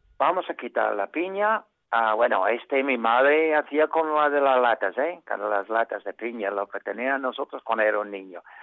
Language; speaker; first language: Spanish; non-native, fluent; English